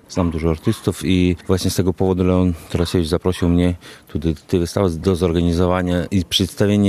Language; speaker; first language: Polish; non-native, fluent; Belarusian